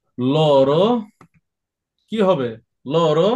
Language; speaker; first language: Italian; non-native, fluent; Bangla